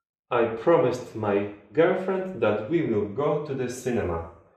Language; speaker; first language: English; non-native, fluent; Polish